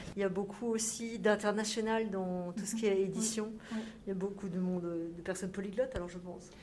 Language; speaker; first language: French; native; French